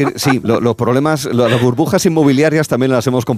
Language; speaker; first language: Spanish; native; Spanish